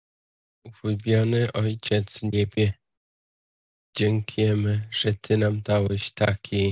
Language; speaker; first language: Polish; non-native, fluent; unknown